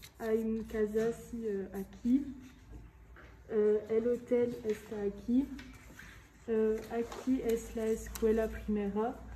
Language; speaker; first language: Spanish; non-native, learner; French